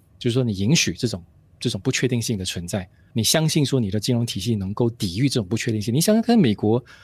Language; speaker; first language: Chinese; native; Chinese